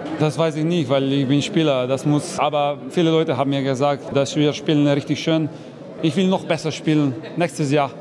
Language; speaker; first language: German; non-native, fluent; Slovenian